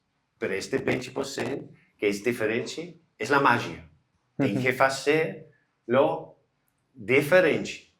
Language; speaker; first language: Portuguese; non-native, learner; English